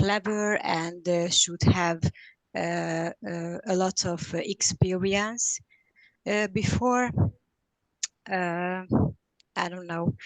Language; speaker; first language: English; non-native, learner; Hungarian